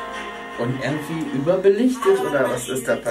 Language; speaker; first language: German; native; German